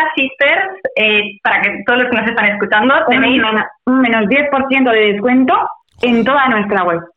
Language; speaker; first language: Spanish; non-native, local second language; Basque